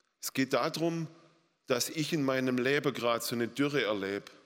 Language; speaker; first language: German; native; German